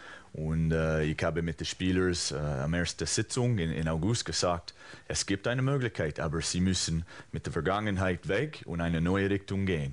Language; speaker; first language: German; non-native, fluent; English